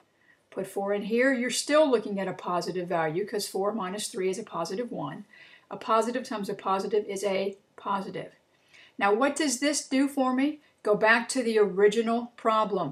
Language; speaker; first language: English; native; English